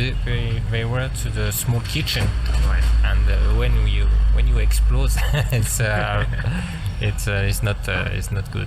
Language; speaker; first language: English; non-native, learner; French